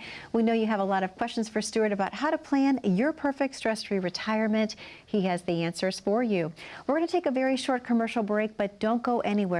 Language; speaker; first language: English; native; English